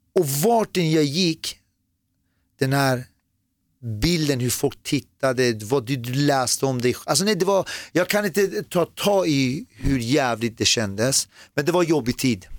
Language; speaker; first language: Swedish; early bilingual, other home language; Persian